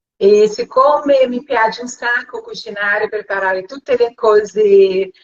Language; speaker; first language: Italian; non-native, fluent; Portuguese